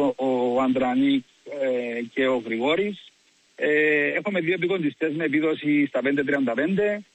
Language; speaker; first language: Greek; native; Greek